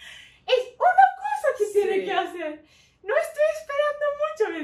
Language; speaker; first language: Spanish; non-native, learner; Turkish